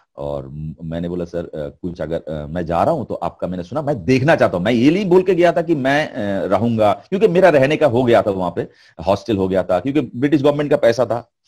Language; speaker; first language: Hindi; non-native, local second language; Bangla